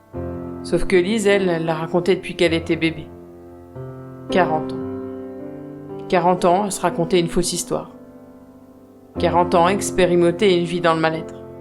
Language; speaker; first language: French; native; French